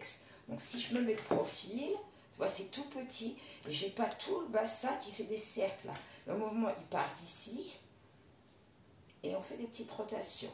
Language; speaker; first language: French; native; French